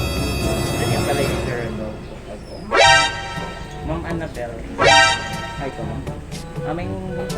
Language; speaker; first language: Filipino; non-native, local second language; Cebuano